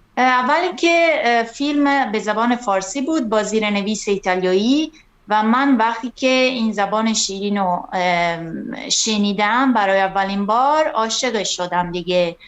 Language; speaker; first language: Persian; non-native, fluent; Italian